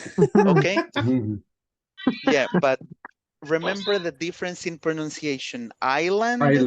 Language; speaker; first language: English; non-native, fluent; Spanish